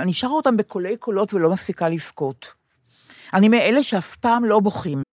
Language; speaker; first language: Hebrew; native; Hebrew